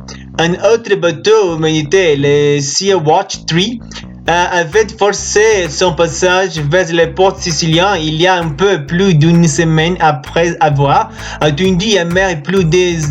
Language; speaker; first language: French; non-native, learner; Spanish